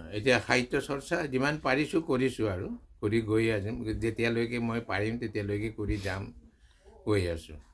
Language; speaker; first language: Assamese; non-native, local second language; Nepali